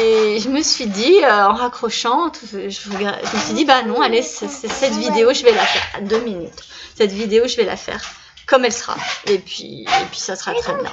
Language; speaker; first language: French; native; French